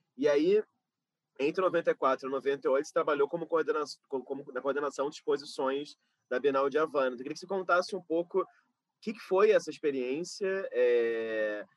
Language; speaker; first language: Portuguese; native; Portuguese